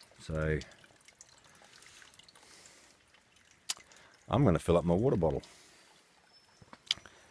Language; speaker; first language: English; native; English